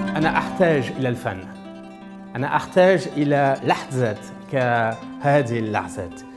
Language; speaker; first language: Arabic; non-native, fluent; French